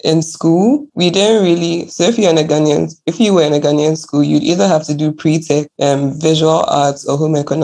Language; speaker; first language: English; non-native, local second language; Akan